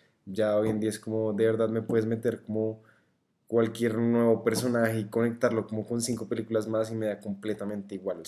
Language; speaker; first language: Spanish; native; Spanish